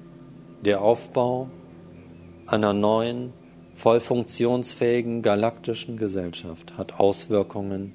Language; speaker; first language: German; native; German